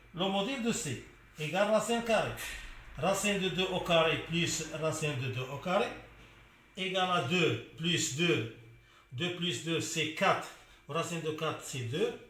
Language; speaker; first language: French; non-native, local second language; Arabic